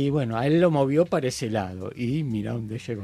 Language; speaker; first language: Spanish; native; Spanish